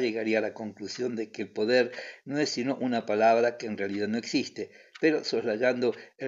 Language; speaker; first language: Spanish; native; Spanish